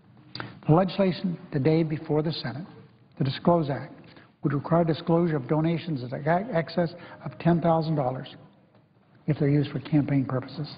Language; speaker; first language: English; native; English